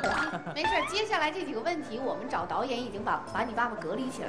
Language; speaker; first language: Chinese; native; Chinese